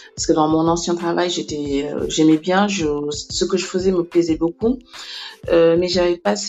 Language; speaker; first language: French; non-native, local second language; Wolof